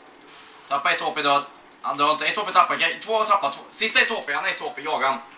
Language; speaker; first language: Swedish; native; Swedish